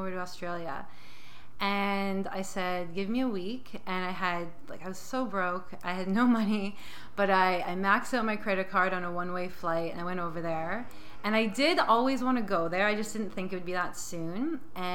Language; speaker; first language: English; native; English